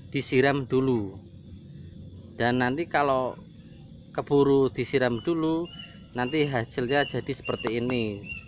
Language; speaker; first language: Indonesian; non-native, local second language; Javanese